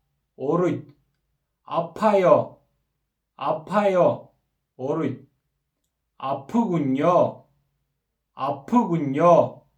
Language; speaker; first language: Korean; non-native, fluent; Kyrgyz